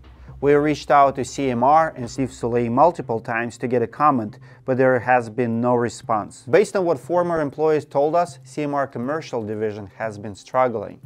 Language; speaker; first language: English; non-native, fluent; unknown